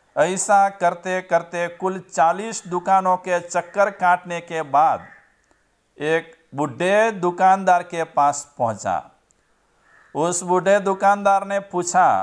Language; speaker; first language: Hindi; non-native, local second language; Gujarati